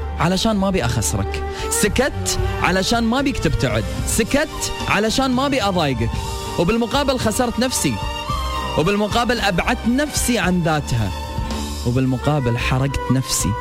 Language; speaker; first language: Arabic; native; Arabic